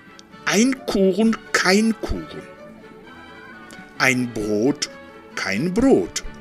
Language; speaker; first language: German; non-native, fluent; Rundi